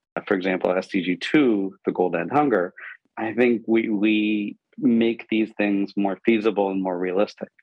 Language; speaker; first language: English; non-native, local second language; Urdu